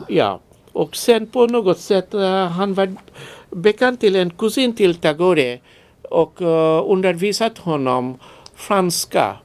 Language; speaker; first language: Swedish; non-native, fluent; Bangla